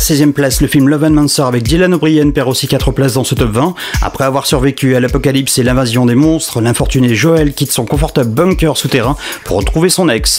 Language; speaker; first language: French; native; French